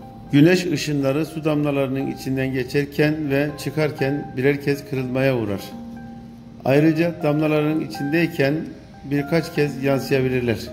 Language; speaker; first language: Turkish; native; Turkish